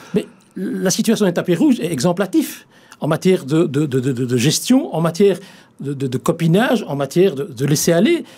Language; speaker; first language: French; native; French